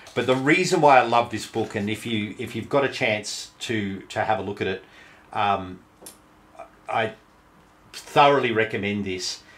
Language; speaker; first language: English; native; English